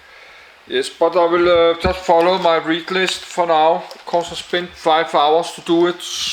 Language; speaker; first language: English; non-native, learner; Danish